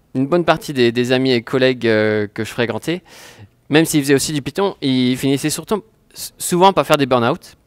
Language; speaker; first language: French; native; French